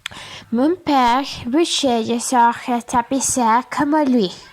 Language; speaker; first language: French; non-native, learner; Spanish